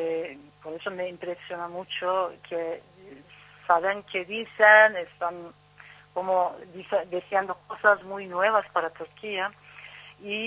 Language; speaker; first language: Spanish; non-native, learner; Turkish